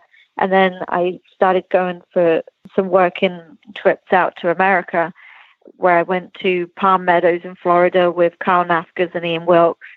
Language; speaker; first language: English; native; English